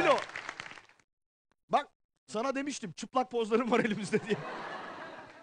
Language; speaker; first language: Turkish; native; Turkish